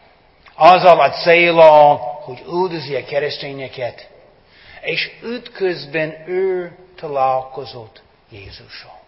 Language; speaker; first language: Hungarian; non-native, fluent; English